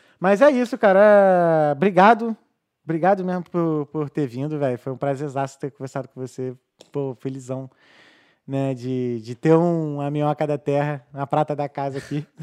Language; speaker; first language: Portuguese; native; Portuguese